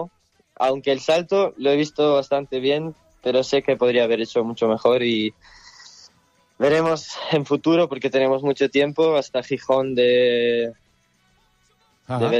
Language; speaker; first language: Spanish; early bilingual, other home language; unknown